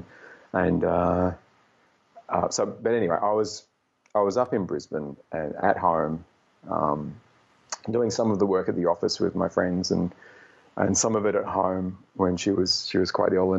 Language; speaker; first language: English; native; English